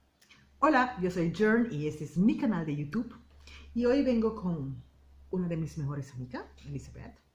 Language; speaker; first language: Spanish; non-native, fluent; Papiamento